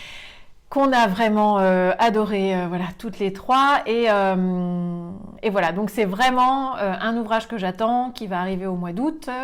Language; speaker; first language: French; native; French